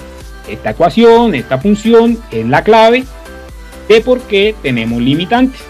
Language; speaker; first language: Spanish; native; Spanish